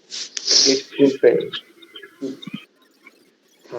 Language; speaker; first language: German; non-native, learner; Bangla